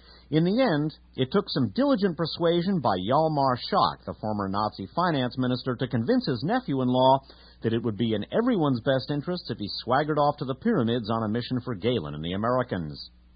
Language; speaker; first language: English; native; English